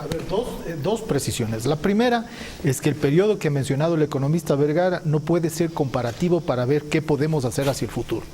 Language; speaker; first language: Spanish; native; Spanish